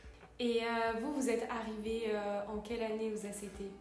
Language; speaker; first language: French; native; French